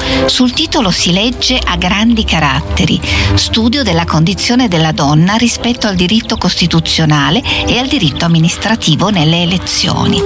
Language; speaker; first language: Italian; native; Italian